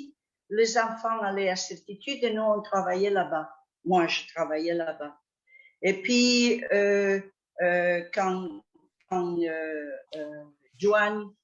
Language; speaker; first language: French; non-native, fluent; Catalan